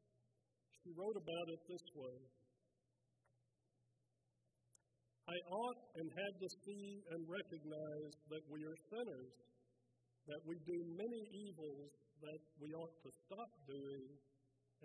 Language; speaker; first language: English; native; English